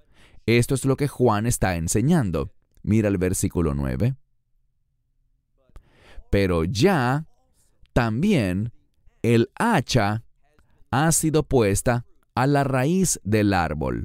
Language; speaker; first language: Spanish; native; Spanish